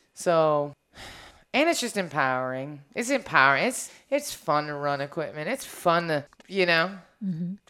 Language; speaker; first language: English; native; English